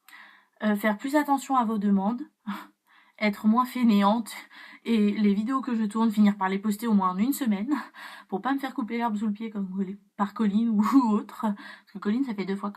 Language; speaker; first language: French; native; French